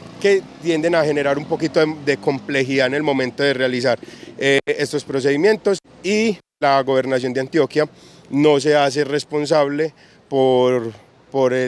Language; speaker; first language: Spanish; native; Spanish